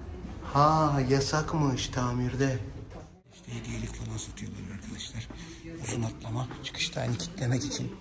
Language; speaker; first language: Turkish; native; Turkish